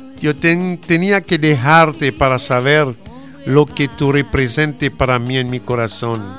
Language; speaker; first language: Spanish; non-native, fluent; Haitian Creole